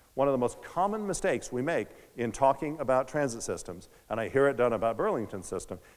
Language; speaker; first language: English; native; English